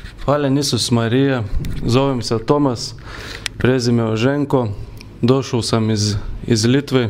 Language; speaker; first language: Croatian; non-native, learner; Lithuanian